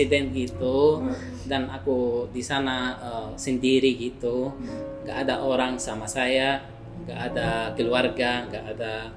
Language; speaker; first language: Indonesian; non-native, fluent; Arabic